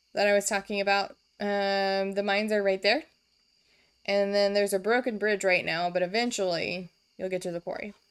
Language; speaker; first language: English; native; English